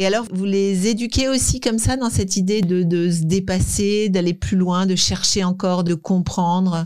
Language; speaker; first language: French; native; French